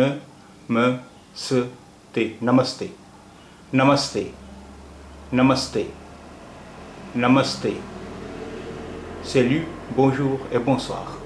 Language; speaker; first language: French; non-native, fluent; Hindi